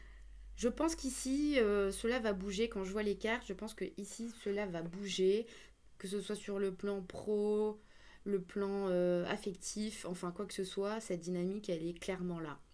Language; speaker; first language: French; native; French